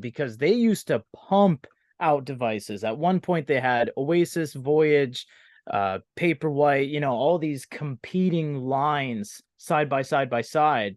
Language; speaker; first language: English; native; English